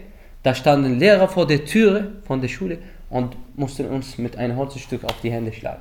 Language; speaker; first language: German; early bilingual, other home language; Arabic